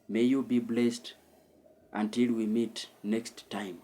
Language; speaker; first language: English; non-native, local second language; Swahili